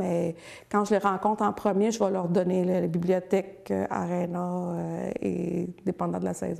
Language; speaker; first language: French; native; French